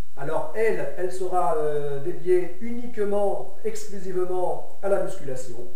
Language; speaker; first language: French; native; French